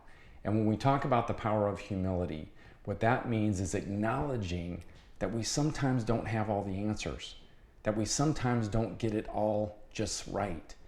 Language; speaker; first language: English; native; English